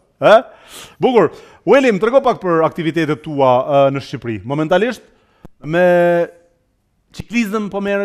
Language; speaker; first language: Albanian; native; Albanian